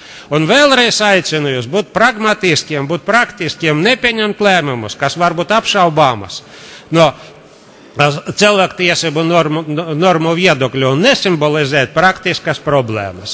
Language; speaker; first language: Latvian; non-native, local second language; Russian